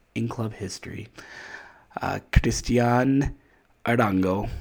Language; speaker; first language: English; native; English